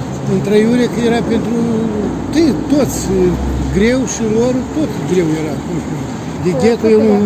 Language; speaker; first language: Romanian; non-native, local second language; Russian